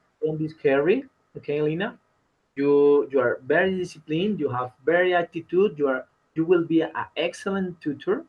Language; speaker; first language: English; non-native, learner; Spanish